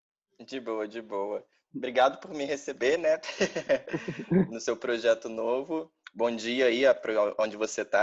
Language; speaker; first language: Portuguese; native; Portuguese